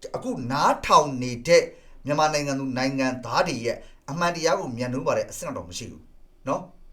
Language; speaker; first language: Burmese; native; Burmese